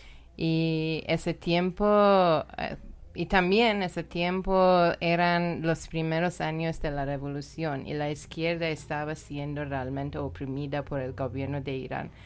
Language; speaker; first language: Spanish; non-native, learner; Persian